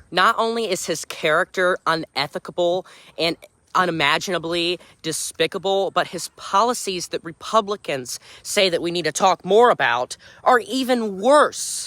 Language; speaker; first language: English; native; English